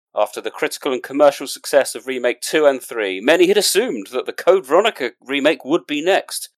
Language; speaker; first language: English; native; English